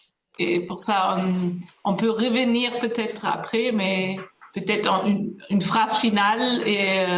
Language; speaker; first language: French; non-native, fluent; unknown